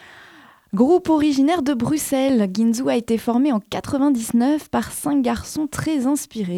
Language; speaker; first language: French; native; French